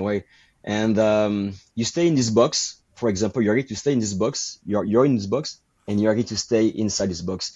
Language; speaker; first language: English; non-native, fluent; French